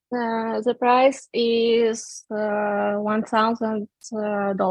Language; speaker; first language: English; non-native, fluent; Russian